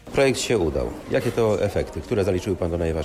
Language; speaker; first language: Polish; native; Polish